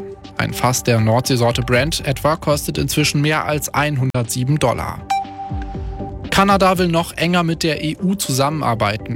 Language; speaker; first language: German; native; German